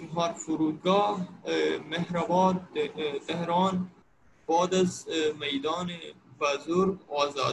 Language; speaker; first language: Persian; non-native, learner; Urdu